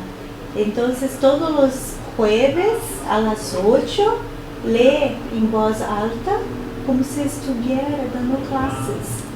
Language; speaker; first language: Spanish; non-native, fluent; Portuguese